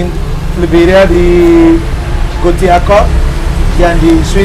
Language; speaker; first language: Indonesian; non-native, fluent; English